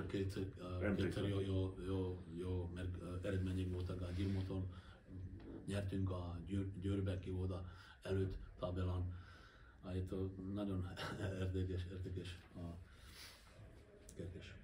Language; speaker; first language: Hungarian; non-native, learner; Slovak